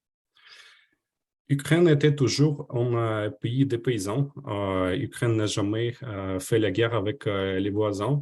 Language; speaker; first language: French; non-native, fluent; Ukrainian